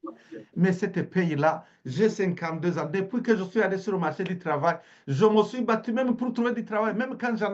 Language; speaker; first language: French; native; French